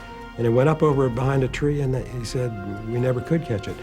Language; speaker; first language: English; native; English